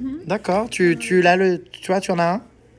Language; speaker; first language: French; native; French